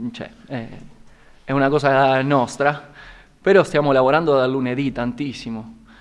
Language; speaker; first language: Italian; non-native, fluent; Spanish